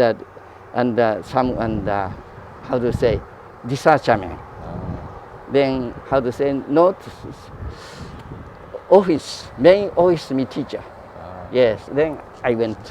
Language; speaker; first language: English; non-native, learner; Japanese